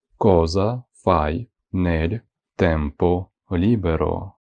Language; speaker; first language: Italian; non-native, fluent; Ukrainian